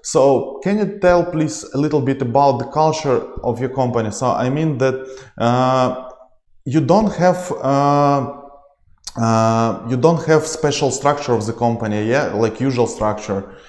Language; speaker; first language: English; non-native, learner; Ukrainian